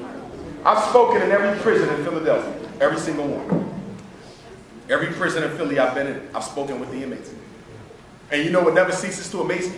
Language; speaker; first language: English; native; English